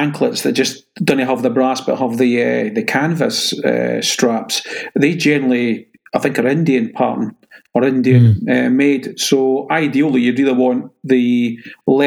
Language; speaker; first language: English; native; English